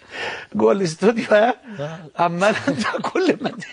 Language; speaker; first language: Arabic; native; Arabic